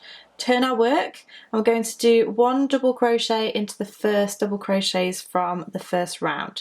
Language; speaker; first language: English; native; English